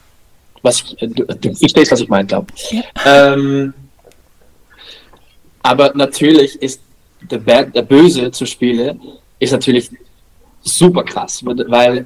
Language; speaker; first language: German; non-native, learner; Dutch